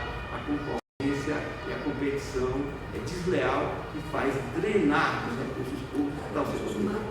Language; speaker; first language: Portuguese; native; Portuguese